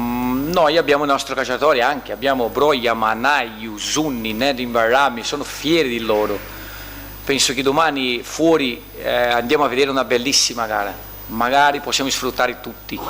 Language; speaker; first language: Italian; non-native, fluent; Portuguese